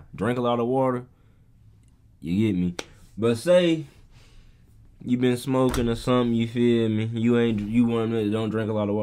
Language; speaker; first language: English; native; English